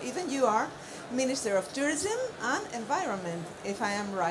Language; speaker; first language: English; non-native, fluent; Spanish